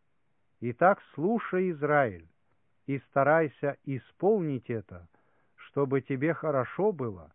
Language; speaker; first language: Russian; native; Russian